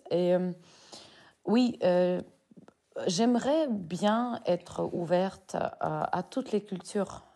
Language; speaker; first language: French; non-native, fluent; Russian